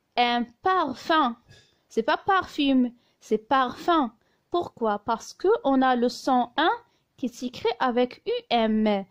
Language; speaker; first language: French; non-native, local second language; Arabic